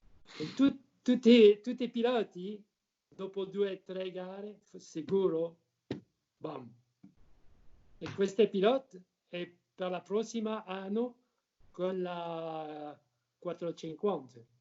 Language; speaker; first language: Italian; non-native, learner; French